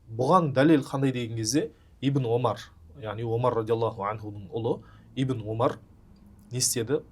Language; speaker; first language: Kazakh; native; Kazakh